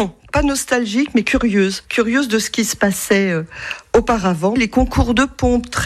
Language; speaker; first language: French; native; French